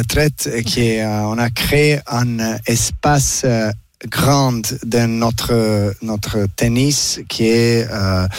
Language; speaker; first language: French; non-native, learner; Serbian